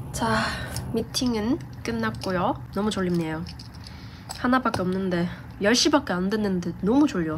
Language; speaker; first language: Korean; non-native, fluent; English